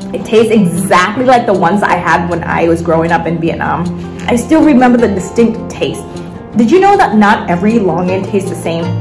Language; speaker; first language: English; early bilingual, other home language; Vietnamese